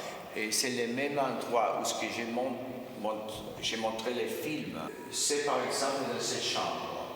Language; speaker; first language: French; non-native, fluent; Spanish